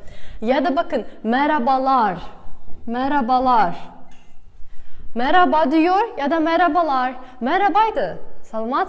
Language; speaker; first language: Turkish; non-native, fluent; Kazakh